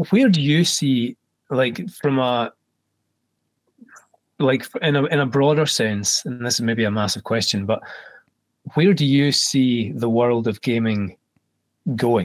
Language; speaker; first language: English; native; English